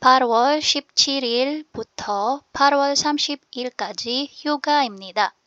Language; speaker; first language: Korean; non-native, fluent; Filipino